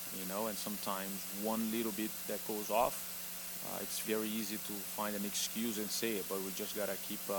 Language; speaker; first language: English; non-native, fluent; Portuguese